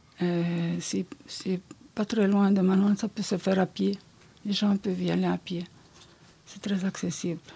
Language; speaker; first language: French; non-native, local second language; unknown